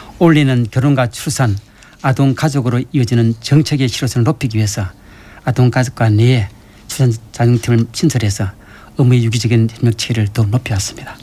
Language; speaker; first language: Korean; native; Korean